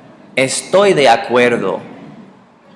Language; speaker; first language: Spanish; non-native, fluent; English